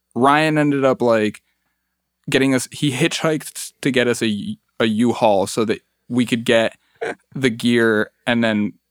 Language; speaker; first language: English; early bilingual, other home language; Spanish